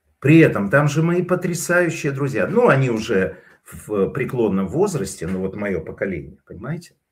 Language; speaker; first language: Russian; native; Russian